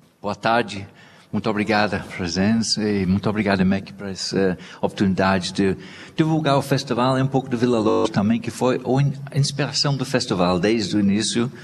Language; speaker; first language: Portuguese; non-native, fluent; English